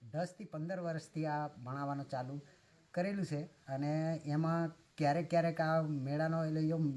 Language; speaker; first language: Gujarati; non-native, local second language; Rathawi